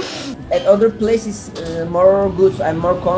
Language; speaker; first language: English; non-native, learner; Turkish